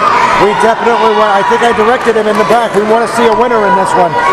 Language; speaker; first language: English; native; English